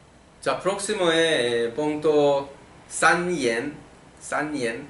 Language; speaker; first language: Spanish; non-native, learner; Korean